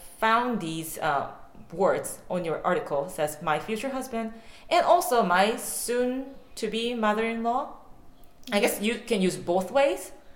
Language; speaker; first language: English; non-native, fluent; Korean